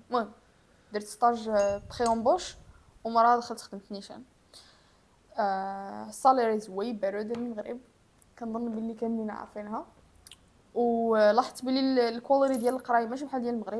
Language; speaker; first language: Arabic; native; Arabic